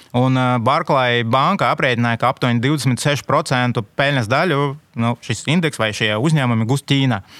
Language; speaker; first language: Latvian; non-native, local second language; Russian